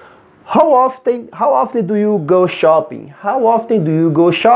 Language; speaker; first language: English; non-native, fluent; Portuguese